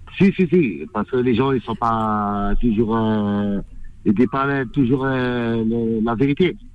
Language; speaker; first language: French; non-native, learner; Arabic